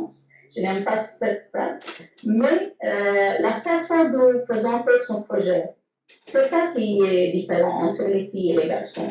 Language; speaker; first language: French; non-native, fluent; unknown